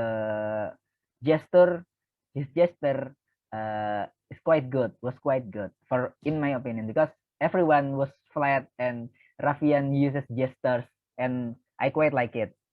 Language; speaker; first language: English; non-native, learner; Indonesian